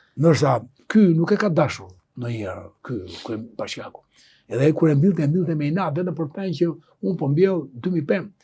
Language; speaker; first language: Albanian; native; Albanian